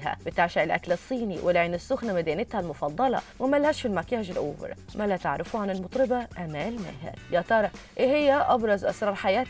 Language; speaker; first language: Arabic; native; Arabic